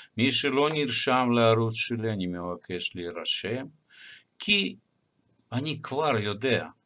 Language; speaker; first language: Hebrew; non-native, fluent; Russian